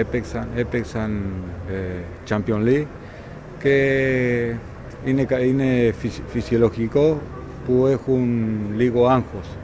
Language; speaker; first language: Greek; non-native, learner; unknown